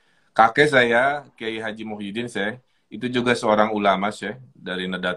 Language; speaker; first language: Indonesian; native; Indonesian